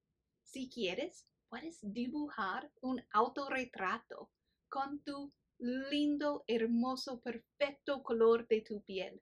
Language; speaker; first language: Spanish; non-native, fluent; English